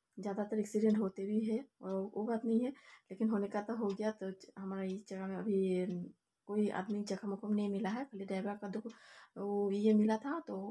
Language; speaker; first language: Hindi; non-native, local second language; Bangla